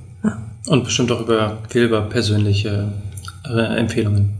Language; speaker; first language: German; native; German